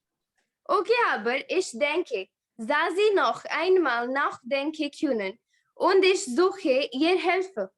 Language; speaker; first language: German; non-native, learner; Hindi